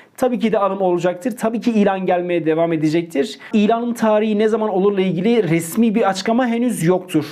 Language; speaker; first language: Turkish; native; Turkish